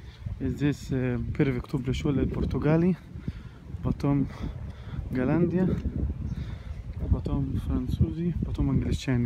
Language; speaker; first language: Russian; non-native, learner; Arabic